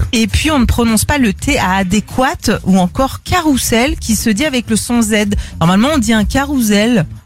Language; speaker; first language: French; native; French